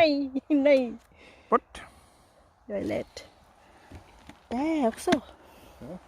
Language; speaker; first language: Swedish; non-native, learner; Thai